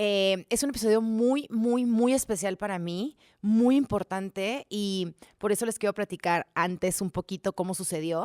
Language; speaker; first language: Spanish; native; Spanish